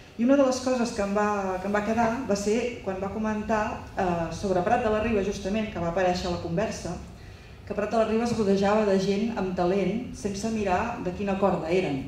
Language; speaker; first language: Catalan; native; Catalan